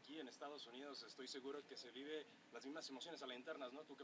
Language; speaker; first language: Spanish; native; Spanish